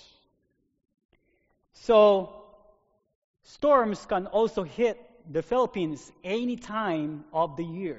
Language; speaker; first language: English; non-native, local second language; Filipino